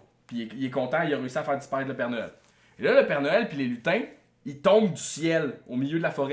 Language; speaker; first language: French; native; French